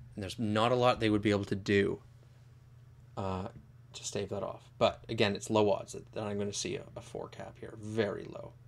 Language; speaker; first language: English; native; English